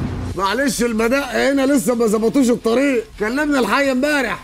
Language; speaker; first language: Arabic; native; Arabic